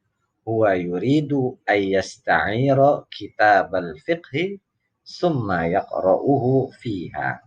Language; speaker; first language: Arabic; non-native, fluent; Indonesian